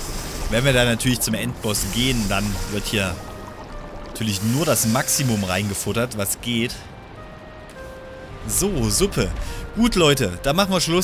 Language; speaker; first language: German; native; German